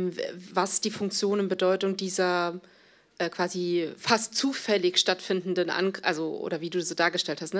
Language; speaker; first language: German; native; German